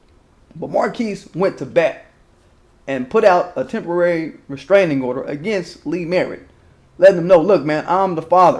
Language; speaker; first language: English; native; English